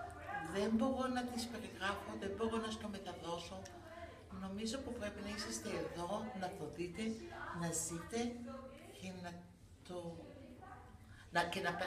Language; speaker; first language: Greek; non-native, fluent; Hebrew